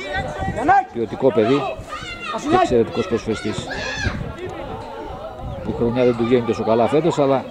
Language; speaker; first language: Greek; native; Greek